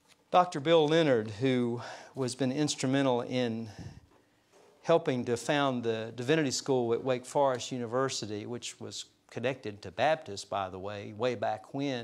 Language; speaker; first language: English; native; English